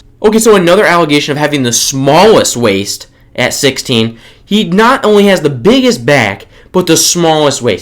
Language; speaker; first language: English; native; English